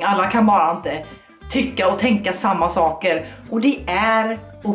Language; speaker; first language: Swedish; native; Swedish